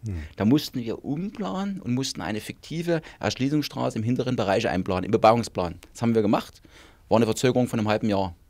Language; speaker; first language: German; native; German